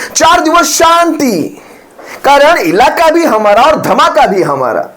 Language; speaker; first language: Hindi; non-native, local second language; Marathi